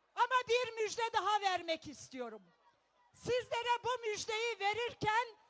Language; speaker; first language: Turkish; native; Turkish